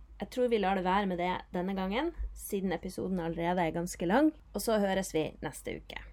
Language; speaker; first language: Norwegian; native; Norwegian